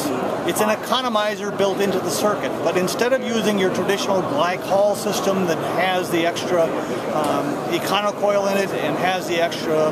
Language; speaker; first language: English; native; English